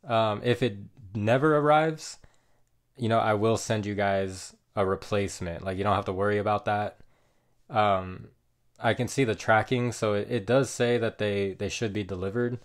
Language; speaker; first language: English; native; English